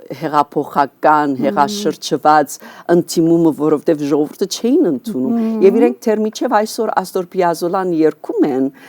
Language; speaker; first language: Armenian; early bilingual, heritage; Armenian